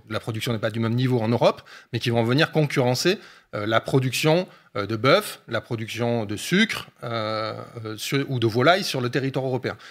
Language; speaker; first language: French; native; French